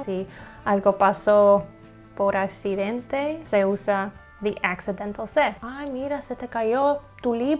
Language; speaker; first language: Spanish; non-native, learner; English